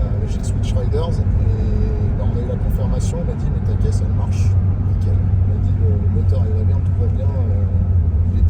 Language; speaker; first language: French; native; French